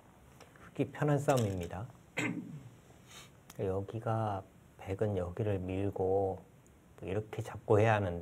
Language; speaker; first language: Korean; native; Korean